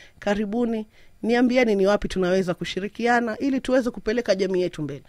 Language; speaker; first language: Swahili; native; Swahili